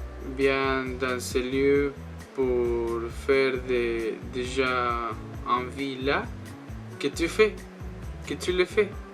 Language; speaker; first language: French; non-native, learner; Spanish